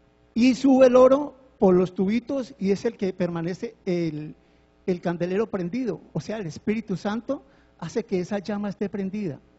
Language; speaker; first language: Spanish; native; Spanish